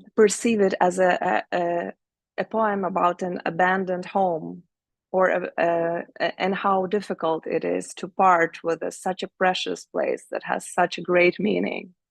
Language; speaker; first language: English; non-native, fluent; Ukrainian